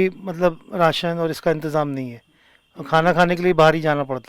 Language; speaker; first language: Hindi; native; Hindi